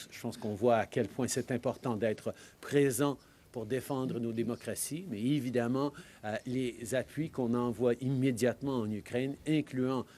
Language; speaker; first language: French; native; French